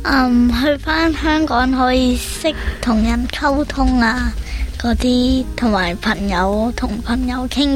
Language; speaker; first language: Cantonese; early bilingual, heritage; Cantonese